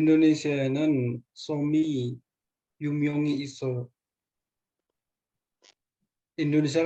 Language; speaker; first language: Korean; non-native, learner; Indonesian